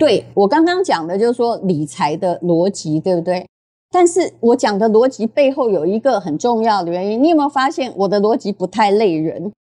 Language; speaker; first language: Chinese; native; Chinese